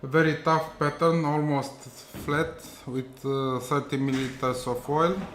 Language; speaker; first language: English; non-native, learner; Romanian